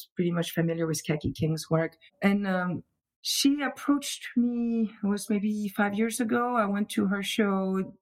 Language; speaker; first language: English; non-native, fluent; French